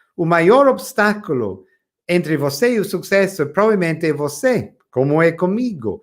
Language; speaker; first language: Portuguese; non-native, fluent; English